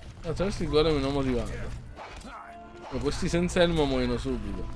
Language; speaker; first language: Italian; native; Italian